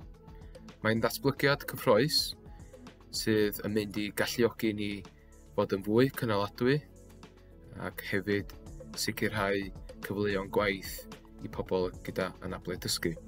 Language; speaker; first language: Welsh; native; Welsh